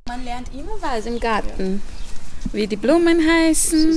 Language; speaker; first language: German; non-native, fluent; Portuguese